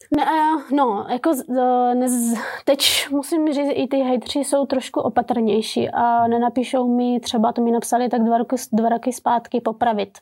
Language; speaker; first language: Czech; early bilingual, other home language; Persian